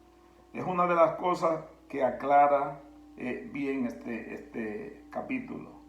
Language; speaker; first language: Spanish; native; Spanish